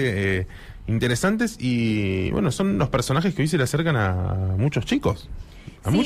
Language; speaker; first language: Spanish; native; Spanish